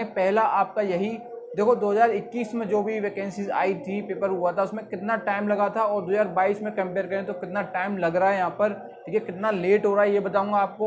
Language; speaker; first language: Hindi; native; Hindi